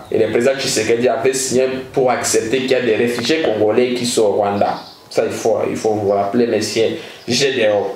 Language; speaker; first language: French; non-native, local second language; Lingala